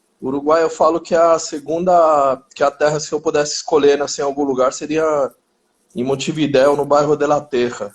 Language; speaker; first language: Portuguese; early bilingual, other home language; Spanish